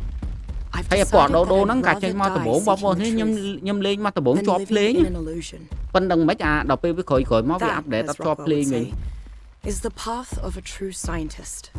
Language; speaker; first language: Khmer; native; Khmer